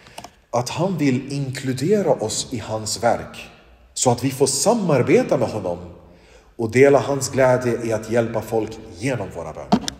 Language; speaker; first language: Swedish; non-native, local second language; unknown